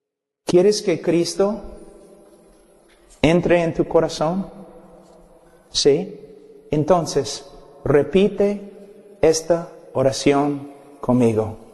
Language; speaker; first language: Spanish; non-native, fluent; English